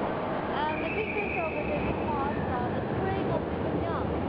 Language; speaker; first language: English; non-native, fluent; Korean